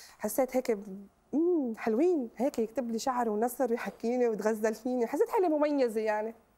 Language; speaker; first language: Arabic; native; Arabic